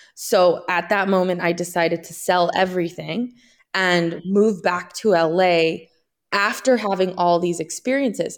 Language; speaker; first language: English; early bilingual, other home language; Spanish